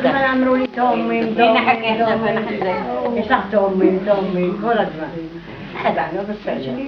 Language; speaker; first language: Hebrew; non-native, learner; Arabic